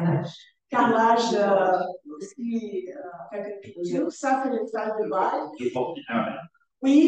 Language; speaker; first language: French; non-native, learner; Portuguese